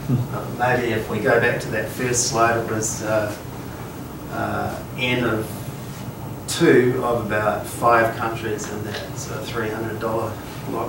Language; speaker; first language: English; native; English